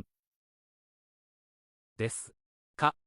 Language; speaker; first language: Japanese; non-native, learner; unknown